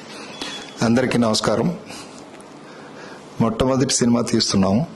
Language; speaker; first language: Telugu; native; Telugu